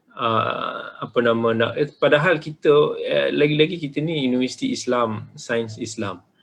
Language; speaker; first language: Malay; native; Malay